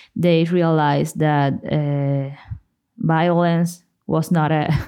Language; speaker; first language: English; non-native, fluent; Spanish